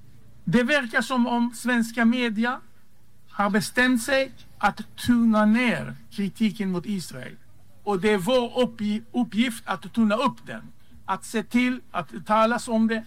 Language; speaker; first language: Swedish; non-native, fluent; Hebrew